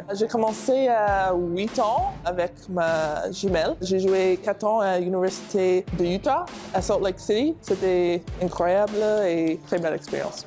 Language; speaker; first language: French; non-native, learner; English